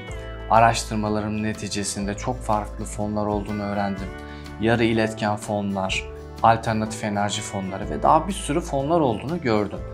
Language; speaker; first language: Turkish; native; Turkish